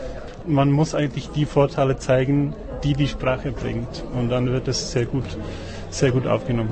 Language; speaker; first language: German; non-native, fluent; Czech